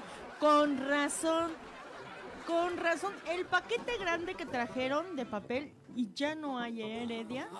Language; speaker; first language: Spanish; native; Spanish